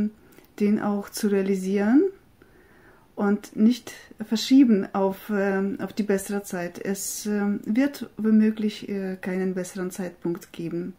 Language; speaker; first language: German; non-native, fluent; Russian